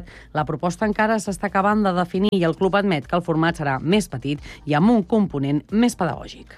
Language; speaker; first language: Catalan; native; Catalan